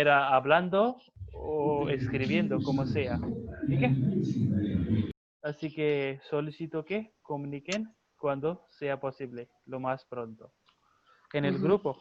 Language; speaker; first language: Spanish; non-native, fluent; Hindi